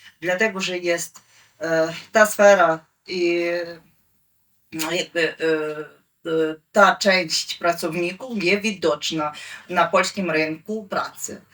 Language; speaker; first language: Polish; non-native, fluent; Ukrainian